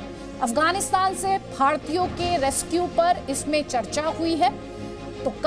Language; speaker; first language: Hindi; native; Hindi